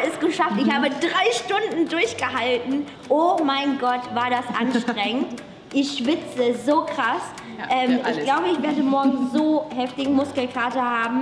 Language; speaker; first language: German; native; German